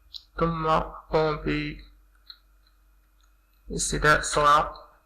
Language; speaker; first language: Arabic; native; Arabic